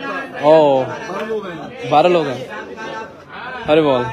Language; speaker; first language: Hindi; non-native, local second language; Bangla